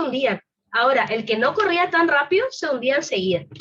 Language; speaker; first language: Spanish; native; Spanish